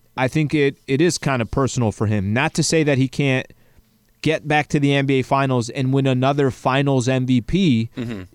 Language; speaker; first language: English; native; English